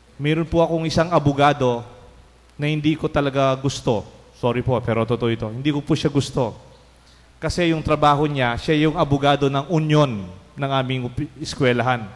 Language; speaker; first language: Filipino; non-native, local second language; Pampanga